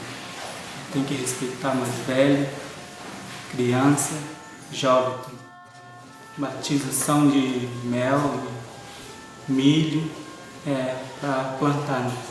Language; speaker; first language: Portuguese; non-native, local second language; Guarani